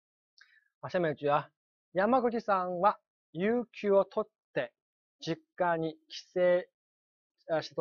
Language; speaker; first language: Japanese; non-native, fluent; Chinese